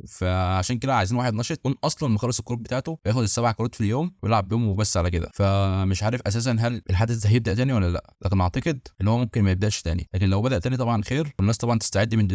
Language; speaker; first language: Arabic; native; Arabic